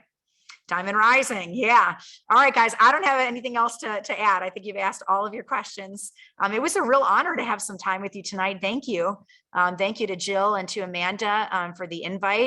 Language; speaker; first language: English; native; English